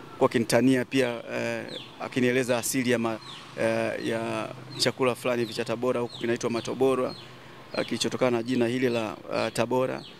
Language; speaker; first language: Swahili; native; Swahili